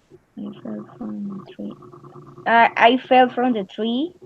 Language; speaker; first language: English; non-native, learner; Spanish